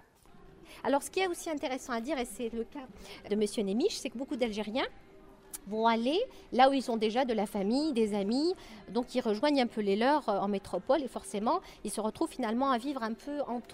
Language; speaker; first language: French; native; French